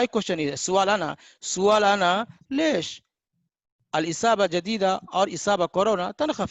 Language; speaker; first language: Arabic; non-native, fluent; Hindi